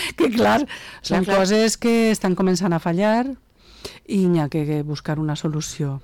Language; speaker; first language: Catalan; native; Catalan